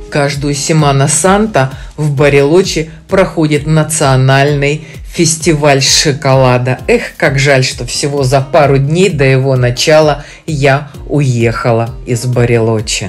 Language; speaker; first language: Russian; native; Russian